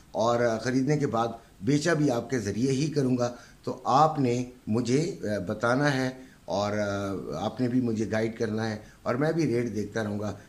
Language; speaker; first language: Urdu; native; Urdu